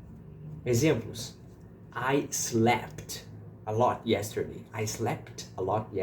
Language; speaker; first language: English; non-native, fluent; Portuguese